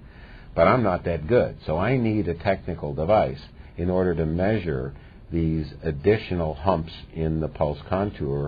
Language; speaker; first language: English; native; English